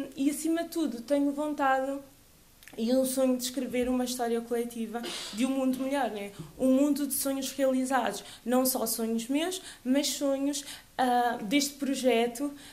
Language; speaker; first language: Portuguese; early bilingual, other home language; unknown